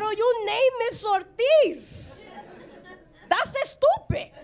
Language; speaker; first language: English; native; English